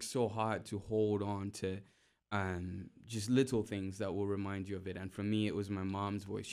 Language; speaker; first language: English; non-native, local second language; Ganda